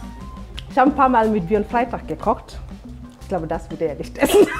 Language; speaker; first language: German; non-native, fluent; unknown